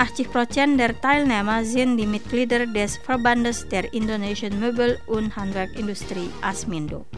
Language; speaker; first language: German; non-native, fluent; Indonesian